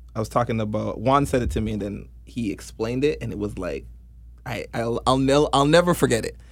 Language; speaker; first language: English; native; English